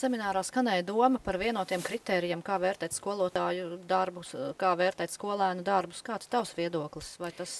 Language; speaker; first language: Latvian; native; Latvian